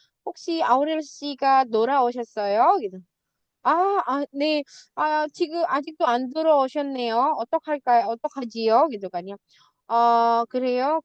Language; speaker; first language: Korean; non-native, fluent; Indonesian